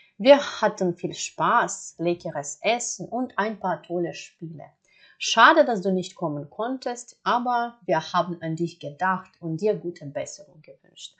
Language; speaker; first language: German; non-native, fluent; Ukrainian